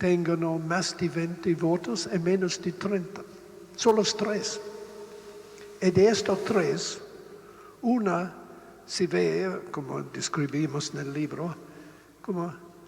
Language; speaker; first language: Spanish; non-native, learner; Italian